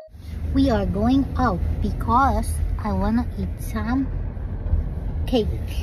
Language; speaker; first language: English; non-native, local second language; Filipino